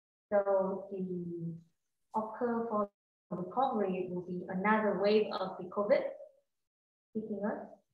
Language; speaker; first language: English; non-native, fluent; Vietnamese